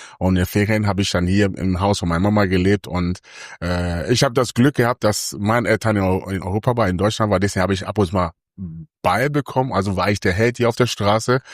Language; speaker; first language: German; early bilingual, other home language; Akan